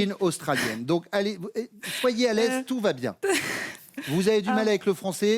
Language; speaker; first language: French; native; French